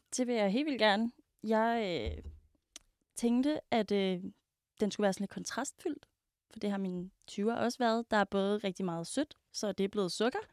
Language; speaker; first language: Danish; native; Danish